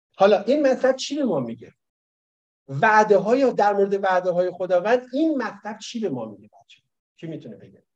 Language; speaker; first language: Persian; native; Persian